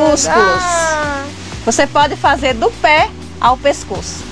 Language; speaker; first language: Portuguese; native; Portuguese